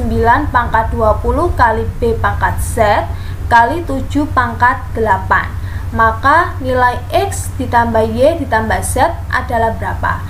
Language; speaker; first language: Indonesian; native; Indonesian